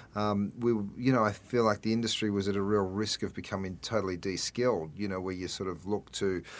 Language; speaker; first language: English; native; English